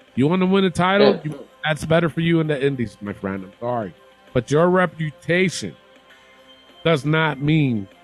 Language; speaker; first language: English; native; English